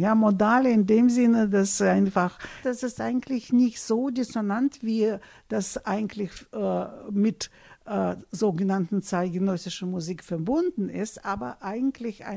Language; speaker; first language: German; non-native, fluent; Russian